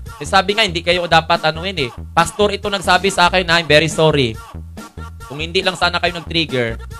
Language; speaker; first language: Filipino; non-native, local second language; Cebuano